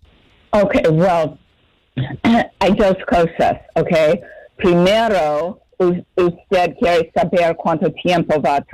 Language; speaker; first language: Spanish; non-native, fluent; English